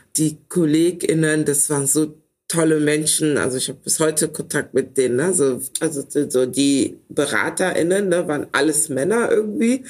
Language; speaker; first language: German; early bilingual, other home language; Ewe